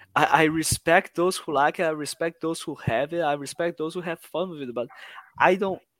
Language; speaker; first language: English; non-native, fluent; Portuguese